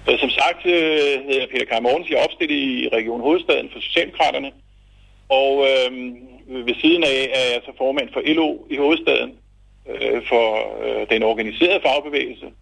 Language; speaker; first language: Danish; native; Danish